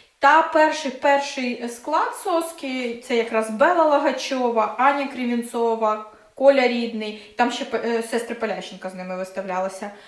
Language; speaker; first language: Ukrainian; non-native, local second language; Russian